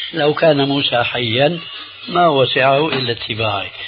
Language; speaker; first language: Arabic; early bilingual, other home language; Albanian